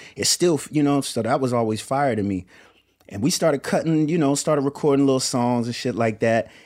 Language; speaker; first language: English; native; English